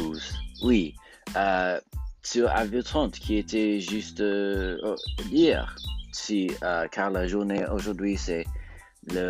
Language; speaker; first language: French; non-native, learner; English